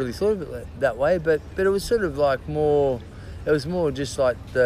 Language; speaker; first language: English; native; English